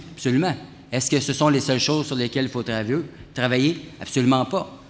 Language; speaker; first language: French; native; French